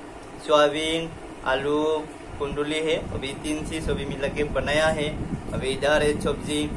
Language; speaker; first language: Hindi; non-native, local second language; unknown